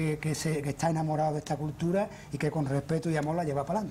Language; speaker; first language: Spanish; native; Spanish